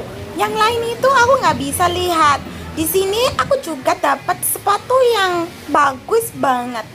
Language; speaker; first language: Indonesian; non-native, learner; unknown